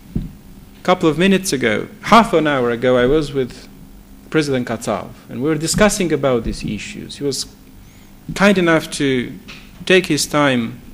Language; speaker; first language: English; non-native, fluent; Romanian